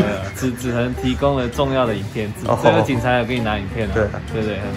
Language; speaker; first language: Chinese; native; Chinese